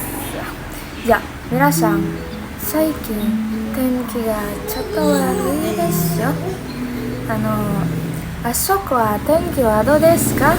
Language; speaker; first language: Japanese; non-native, learner; Indonesian